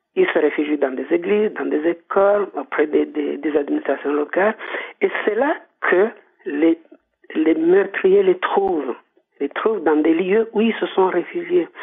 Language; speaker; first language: French; non-native, local second language; Kinyarwanda